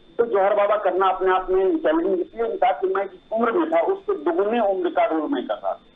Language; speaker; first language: Hindi; non-native, local second language; Maithili